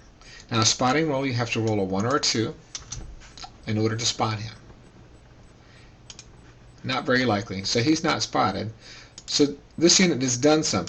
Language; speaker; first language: English; native; English